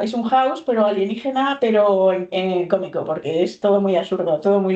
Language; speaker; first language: Spanish; native; Spanish